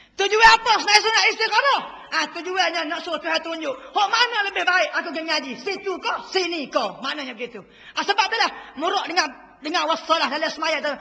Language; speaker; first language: Malay; native; Malay